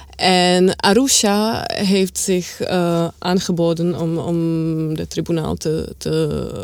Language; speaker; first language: Dutch; non-native, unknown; Czech